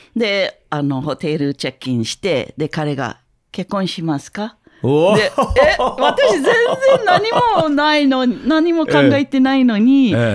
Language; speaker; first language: Japanese; non-native, learner; English